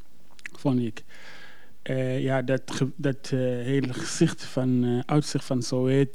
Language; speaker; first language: Dutch; non-native, fluent; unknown